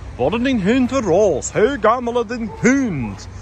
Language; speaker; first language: Swedish; non-native, learner; English